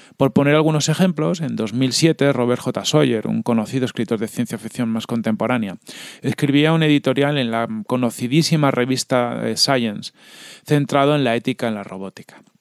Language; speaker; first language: Spanish; native; Spanish